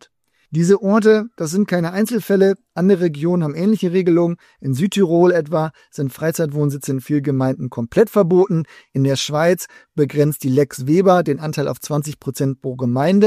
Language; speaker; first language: German; native; German